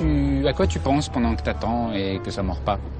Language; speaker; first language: French; native; French